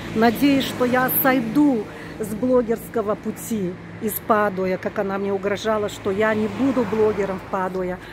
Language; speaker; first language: Russian; native; Russian